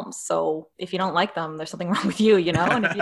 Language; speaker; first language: English; native; English